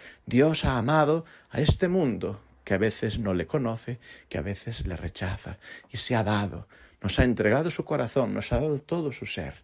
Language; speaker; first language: Spanish; native; Spanish